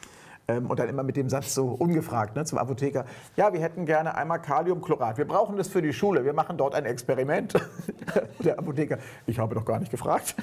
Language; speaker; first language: German; native; German